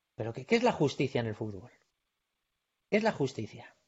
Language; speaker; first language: Spanish; native; Spanish